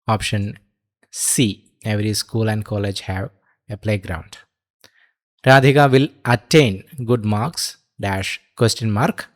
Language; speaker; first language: English; non-native, local second language; Malayalam